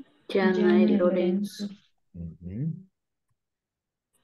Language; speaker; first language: Italian; non-native, learner; Spanish